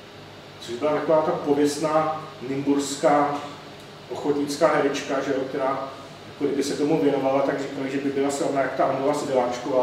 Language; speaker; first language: Czech; native; Czech